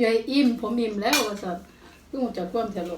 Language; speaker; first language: Swedish; non-native, learner; Thai